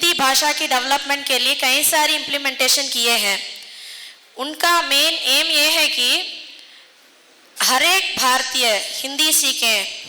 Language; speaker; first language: Hindi; non-native, local second language; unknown